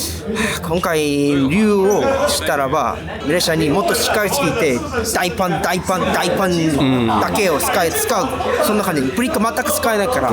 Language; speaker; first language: Japanese; non-native, learner; Korean